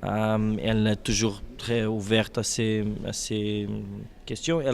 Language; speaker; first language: French; non-native, fluent; Portuguese